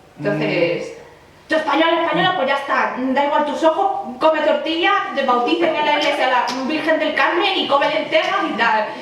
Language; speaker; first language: Spanish; early bilingual, other home language; Chinese